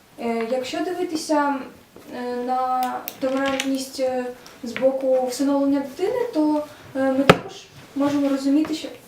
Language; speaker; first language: Ukrainian; non-native, local second language; Russian